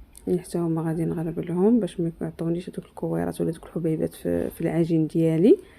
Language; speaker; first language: Arabic; native; Arabic